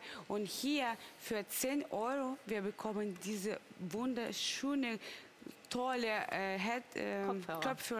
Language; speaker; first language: German; non-native, learner; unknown